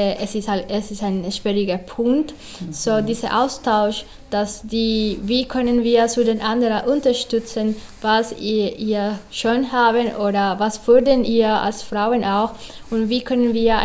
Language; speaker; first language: German; non-native, learner; Spanish